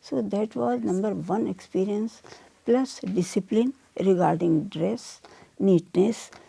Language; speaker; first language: English; non-native, local second language; Urdu